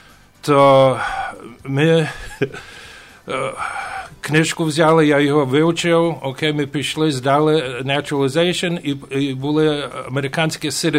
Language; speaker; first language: Ukrainian; early bilingual, heritage; Ukrainian